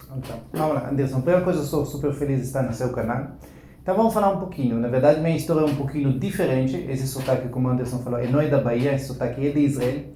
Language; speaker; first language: Portuguese; non-native, fluent; Hebrew